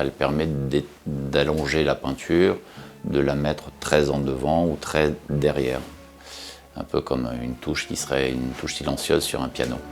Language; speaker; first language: French; native; French